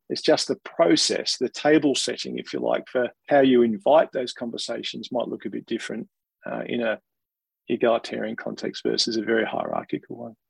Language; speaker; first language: English; native; English